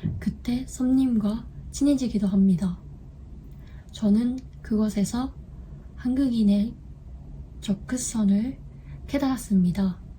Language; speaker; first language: Korean; non-native, learner; Japanese